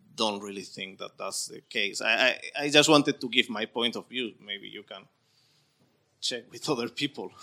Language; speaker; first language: English; non-native, fluent; Spanish